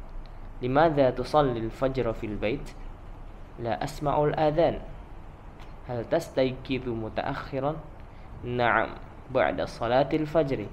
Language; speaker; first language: Arabic; non-native, fluent; Indonesian